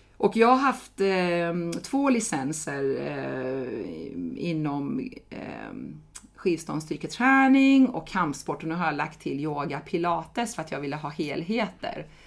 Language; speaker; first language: Swedish; non-native, fluent; Persian